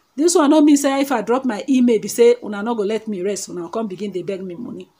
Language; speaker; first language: Nigerian Pidgin; non-native, local second language; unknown